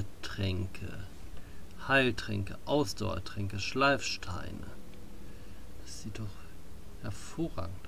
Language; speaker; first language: German; native; German